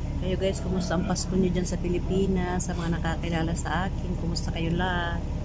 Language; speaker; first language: Filipino; non-native, local second language; Waray